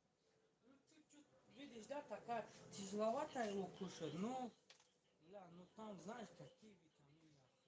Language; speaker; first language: Russian; non-native, learner; Tajik